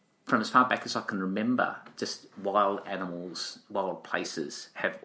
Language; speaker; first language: English; native; English